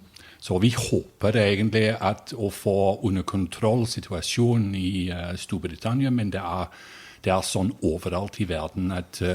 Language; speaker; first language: Norwegian; non-native, fluent; English